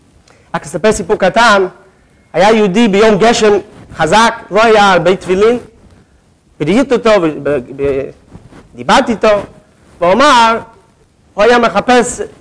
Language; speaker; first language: Hebrew; non-native, fluent; French